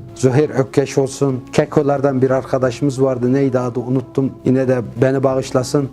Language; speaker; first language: Turkish; early bilingual, heritage; Turkish